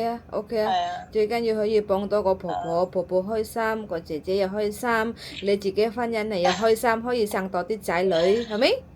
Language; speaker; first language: Cantonese; non-native, fluent; Javanese